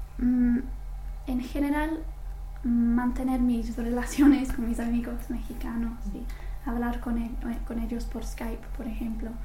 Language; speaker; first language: Spanish; non-native, fluent; English